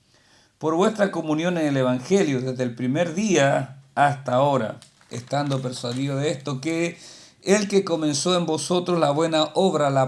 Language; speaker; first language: Spanish; native; Spanish